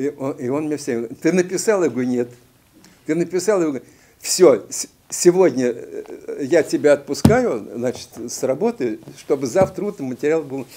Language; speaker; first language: Russian; native; Russian